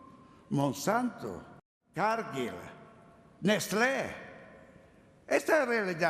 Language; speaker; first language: Spanish; non-native, learner; Italian